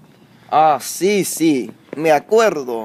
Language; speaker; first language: Spanish; non-native, learner; English